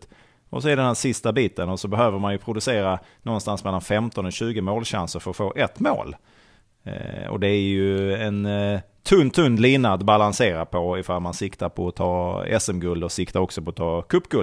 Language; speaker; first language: Swedish; native; Swedish